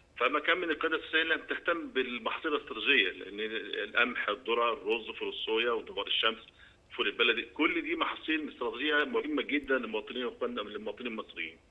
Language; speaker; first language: Egyptian Arabic; native; Egyptian Arabic